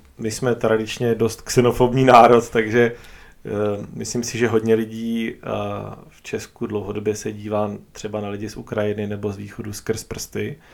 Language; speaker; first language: Czech; native; Czech